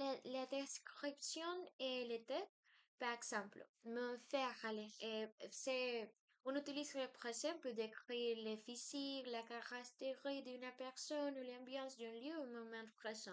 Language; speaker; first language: French; non-native, learner; Spanish